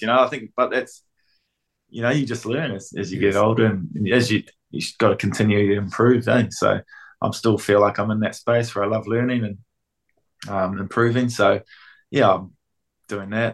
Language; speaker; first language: English; native; English